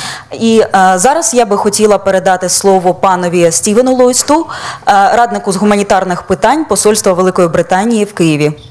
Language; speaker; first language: Ukrainian; native; Ukrainian